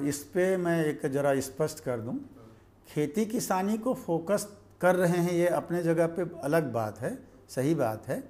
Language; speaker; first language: Hindi; native; Hindi